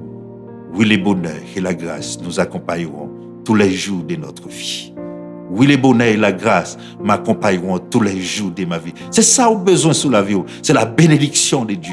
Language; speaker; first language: French; non-native, local second language; Haitian Creole